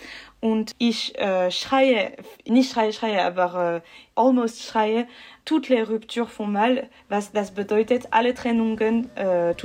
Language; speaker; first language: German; non-native, local second language; French